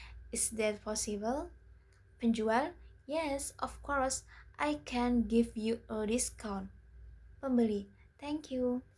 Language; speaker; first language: English; non-native, learner; Indonesian